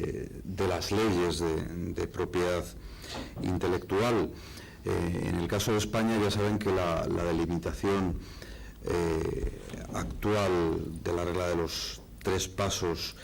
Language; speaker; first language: Spanish; native; Spanish